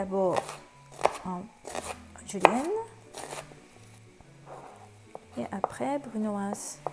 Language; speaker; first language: French; non-native, fluent; Japanese